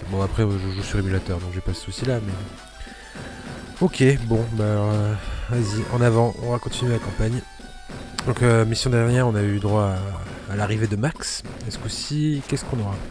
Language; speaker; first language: French; native; French